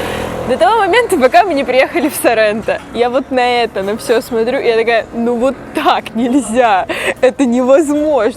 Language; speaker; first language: Russian; native; Russian